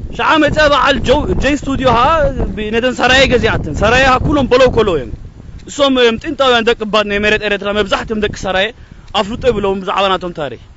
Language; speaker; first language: Tigrinya; early bilingual, heritage; Tigrinya